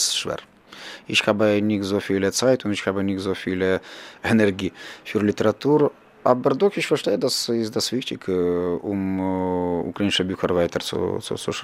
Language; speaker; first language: German; non-native, learner; Ukrainian